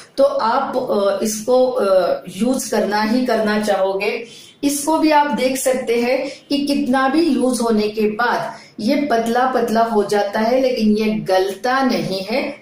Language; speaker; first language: Hindi; non-native, local second language; Marathi